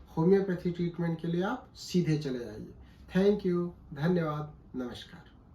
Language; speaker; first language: Hindi; native; Hindi